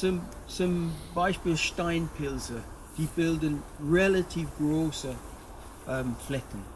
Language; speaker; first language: German; non-native, fluent; English